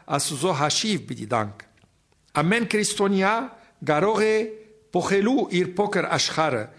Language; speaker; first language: Armenian; native; Armenian